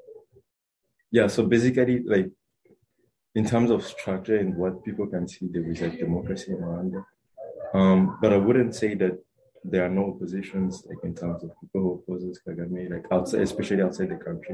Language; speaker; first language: English; non-native, local second language; Kinyarwanda